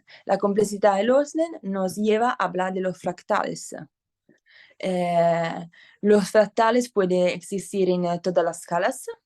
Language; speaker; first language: Spanish; non-native, learner; Italian